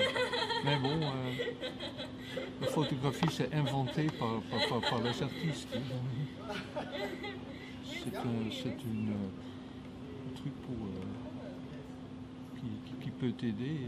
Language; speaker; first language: French; non-native, fluent; Dutch